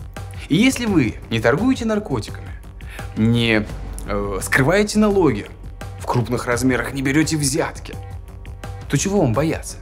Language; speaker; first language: Russian; native; Russian